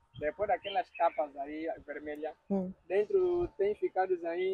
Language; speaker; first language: Portuguese; non-native, local second language; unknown